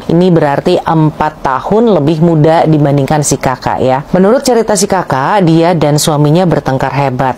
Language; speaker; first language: Indonesian; native; Indonesian